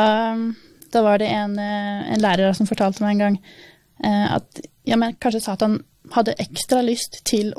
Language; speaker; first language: Norwegian; native; Norwegian